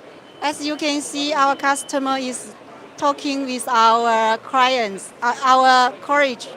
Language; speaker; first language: English; non-native, local second language; Chinese